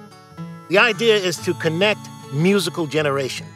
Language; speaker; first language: English; native; English